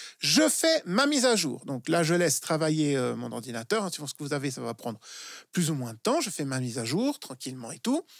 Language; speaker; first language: French; native; French